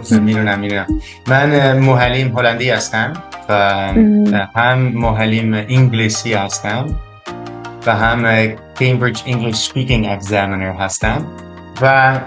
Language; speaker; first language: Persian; non-native, learner; Dutch